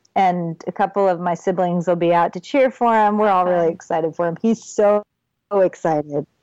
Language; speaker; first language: English; native; English